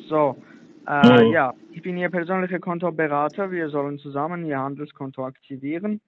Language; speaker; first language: German; non-native, learner; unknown